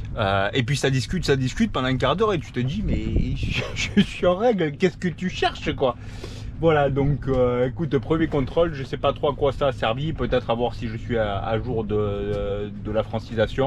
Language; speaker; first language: French; native; French